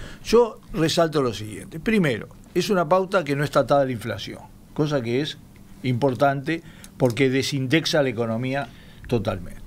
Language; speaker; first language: Spanish; native; Spanish